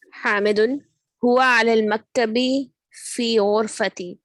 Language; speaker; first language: Arabic; non-native, learner; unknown